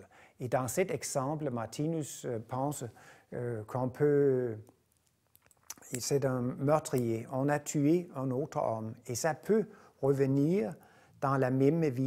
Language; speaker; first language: French; non-native, fluent; Danish